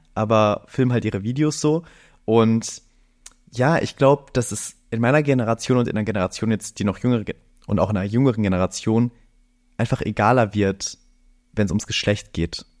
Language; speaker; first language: German; early bilingual, other home language; Greek